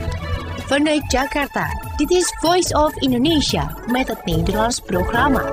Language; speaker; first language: Dutch; non-native, fluent; Indonesian